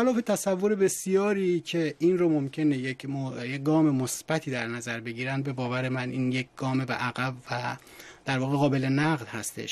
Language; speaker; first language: Persian; native; Persian